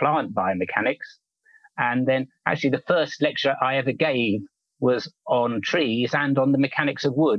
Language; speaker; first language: English; native; English